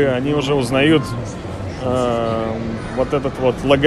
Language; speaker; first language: Russian; native; Russian